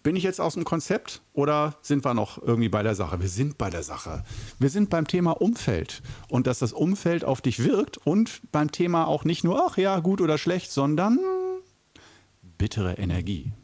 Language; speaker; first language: German; native; German